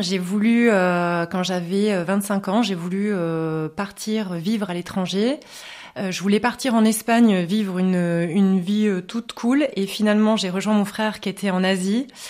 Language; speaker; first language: French; native; French